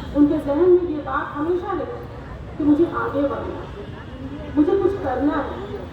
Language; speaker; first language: Urdu; native; Urdu